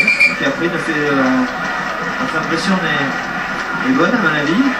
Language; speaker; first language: French; native; French